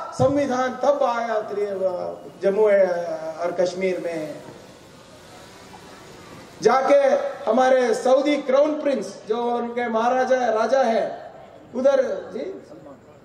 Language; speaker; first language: Hindi; non-native, local second language; Kannada